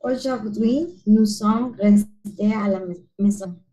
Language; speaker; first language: French; non-native, learner; Spanish